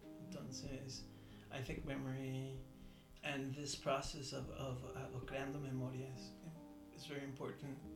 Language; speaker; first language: English; early bilingual, other home language; Spanish